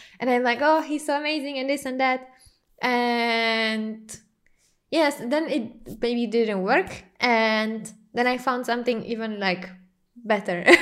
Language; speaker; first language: English; non-native, fluent; Czech